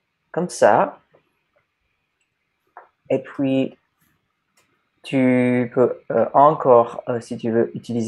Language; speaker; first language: French; non-native, learner; English